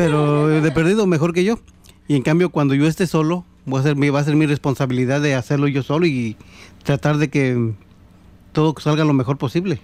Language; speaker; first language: Spanish; native; Spanish